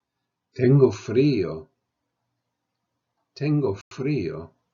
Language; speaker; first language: Spanish; non-native, fluent; English